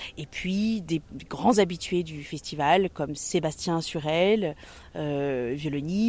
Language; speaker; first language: French; native; French